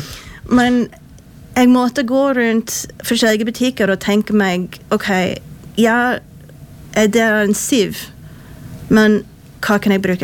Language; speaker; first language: Norwegian; non-native, fluent; English